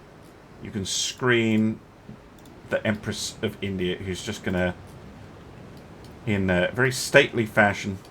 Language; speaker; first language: English; native; English